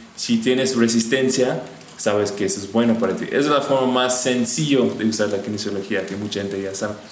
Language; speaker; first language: Spanish; non-native, fluent; English